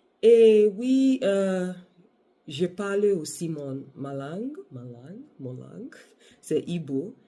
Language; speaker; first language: French; non-native, local second language; Igbo